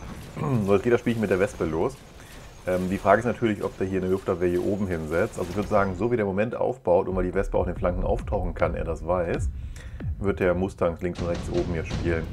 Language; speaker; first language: German; native; German